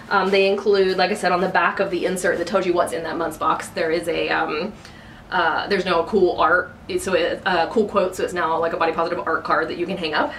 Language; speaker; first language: English; native; English